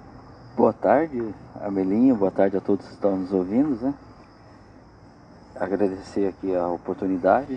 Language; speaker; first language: Portuguese; native; Portuguese